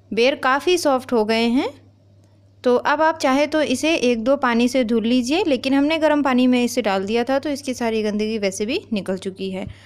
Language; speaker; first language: Hindi; native; Hindi